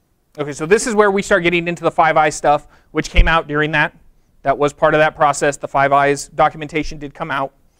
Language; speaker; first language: English; native; English